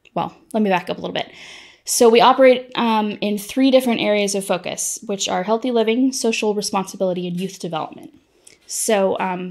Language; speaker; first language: English; native; English